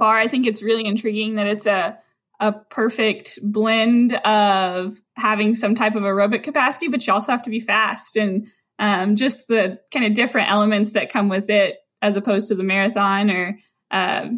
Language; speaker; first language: English; native; English